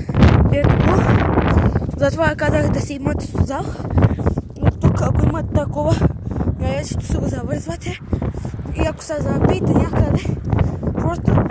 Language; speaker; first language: Bulgarian; native; Bulgarian